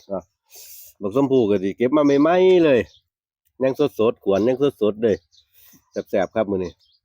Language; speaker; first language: Thai; native; Thai